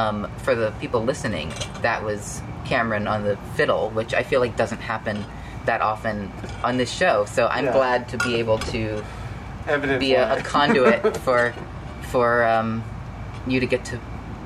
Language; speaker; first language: English; native; English